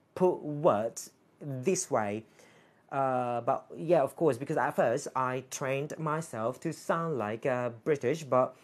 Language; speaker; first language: English; non-native, fluent; Thai